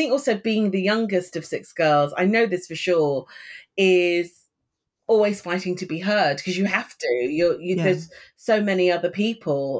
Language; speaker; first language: English; native; English